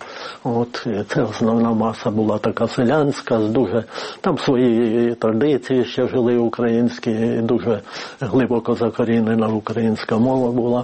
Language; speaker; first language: Ukrainian; native; Ukrainian